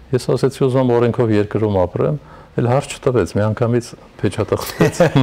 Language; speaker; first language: Armenian; native; Armenian